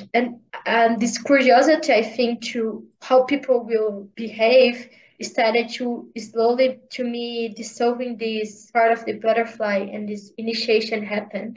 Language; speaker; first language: English; non-native, learner; Portuguese